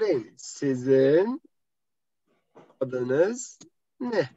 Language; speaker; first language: Turkish; non-native, fluent; Arabic